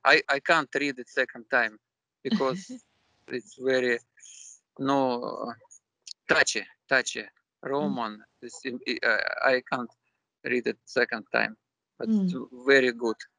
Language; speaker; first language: English; non-native, learner; Russian